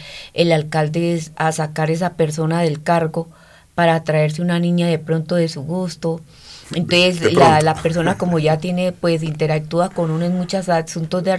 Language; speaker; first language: Spanish; native; Spanish